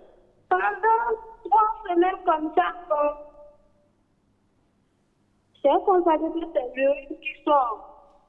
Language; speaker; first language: French; non-native, learner; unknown